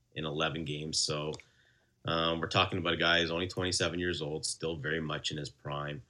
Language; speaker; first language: English; native; English